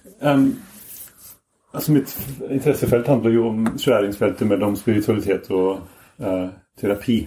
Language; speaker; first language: Norwegian; non-native, fluent; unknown